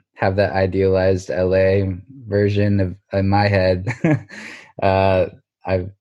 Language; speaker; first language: English; native; English